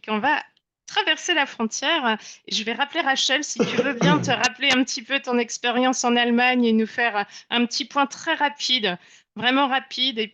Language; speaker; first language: French; native; French